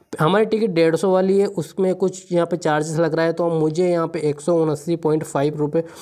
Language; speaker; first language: Hindi; native; Hindi